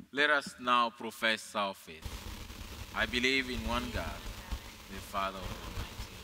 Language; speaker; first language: English; non-native, fluent; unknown